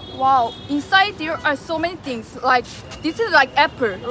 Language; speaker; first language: English; non-native, learner; Korean